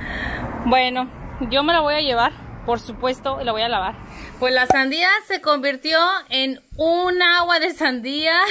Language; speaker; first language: Spanish; native; Spanish